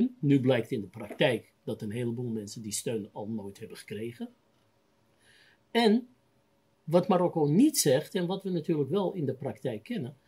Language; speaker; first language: Dutch; native; Dutch